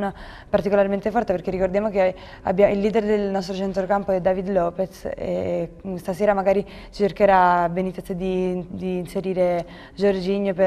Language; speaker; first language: Italian; native; Italian